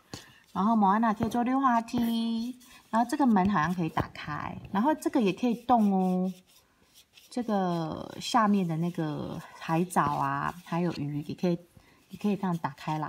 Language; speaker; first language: Chinese; native; Chinese